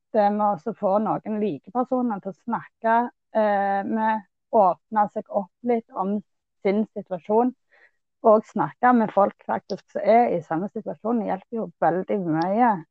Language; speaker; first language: Norwegian; native; Norwegian